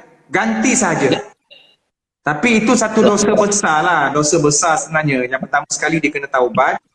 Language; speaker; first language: Malay; native; Malay